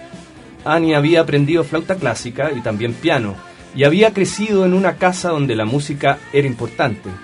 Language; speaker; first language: Spanish; native; Spanish